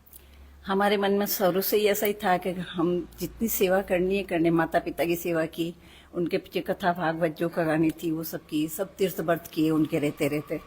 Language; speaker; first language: Hindi; native; Hindi